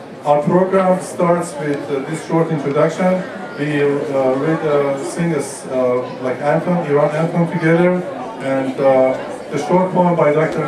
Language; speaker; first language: English; non-native, fluent; Persian